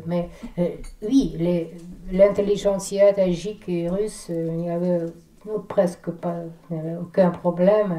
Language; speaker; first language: French; non-native, fluent; Russian